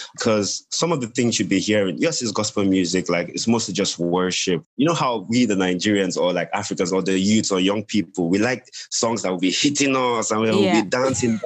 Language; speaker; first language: English; non-native, local second language; Yoruba